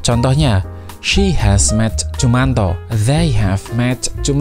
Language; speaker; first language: English; non-native, fluent; Indonesian